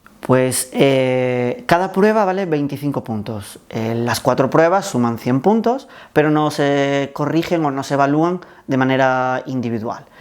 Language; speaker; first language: Spanish; native; Spanish